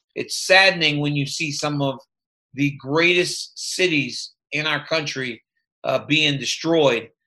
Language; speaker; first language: English; native; English